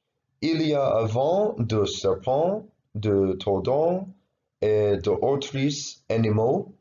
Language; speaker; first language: French; non-native, learner; English